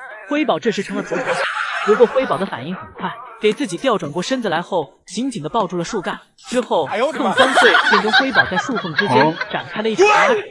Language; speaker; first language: Chinese; native; Chinese